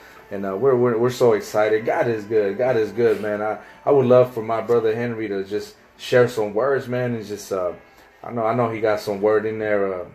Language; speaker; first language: English; native; English